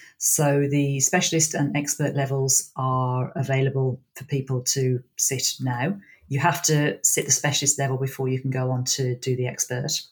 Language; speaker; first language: English; native; English